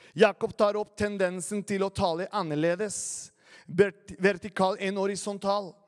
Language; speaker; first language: Norwegian; non-native, fluent; Spanish